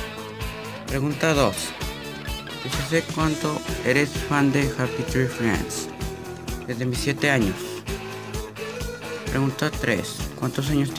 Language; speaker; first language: Spanish; early bilingual, other home language; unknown